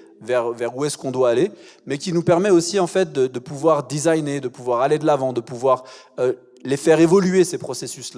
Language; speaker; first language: French; native; French